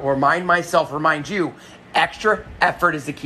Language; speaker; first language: English; native; English